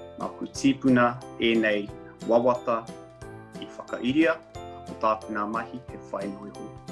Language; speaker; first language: Māori; non-native, local second language; English